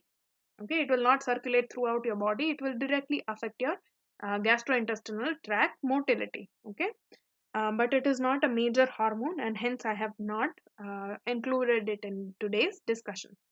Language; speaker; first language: English; non-native, local second language; Hindi